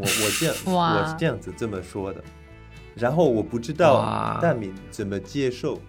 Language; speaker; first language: Chinese; non-native, learner; French